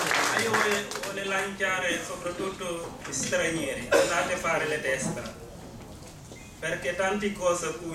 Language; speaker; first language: Italian; non-native, learner; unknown